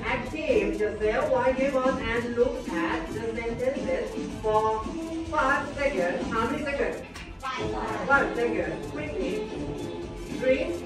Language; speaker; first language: English; non-native, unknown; Thai